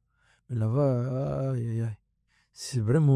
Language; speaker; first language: French; non-native, fluent; Spanish